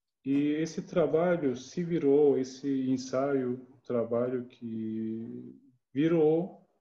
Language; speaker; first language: Portuguese; non-native, learner; Turkish